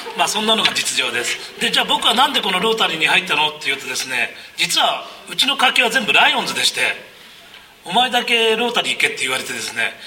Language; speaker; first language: Japanese; native; Japanese